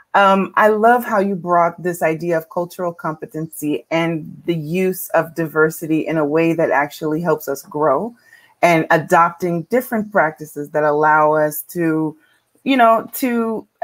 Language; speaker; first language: English; native; English